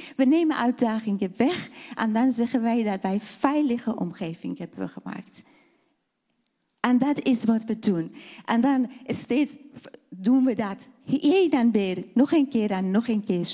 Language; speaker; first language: Dutch; non-native, fluent; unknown